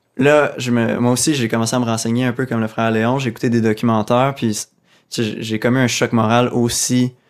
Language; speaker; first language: French; native; French